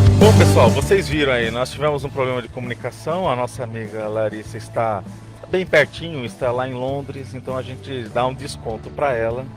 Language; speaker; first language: Portuguese; native; Portuguese